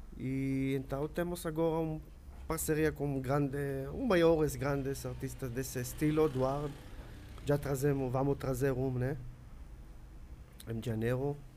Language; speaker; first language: Portuguese; non-native, learner; Hebrew